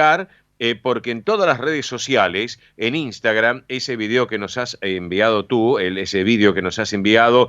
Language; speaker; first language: Spanish; native; Spanish